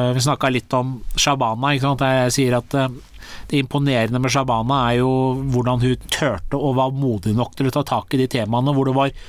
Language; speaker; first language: Norwegian; early bilingual, other home language; Persian